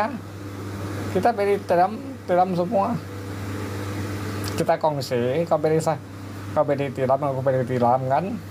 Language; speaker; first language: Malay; non-native, local second language; Hakka Chinese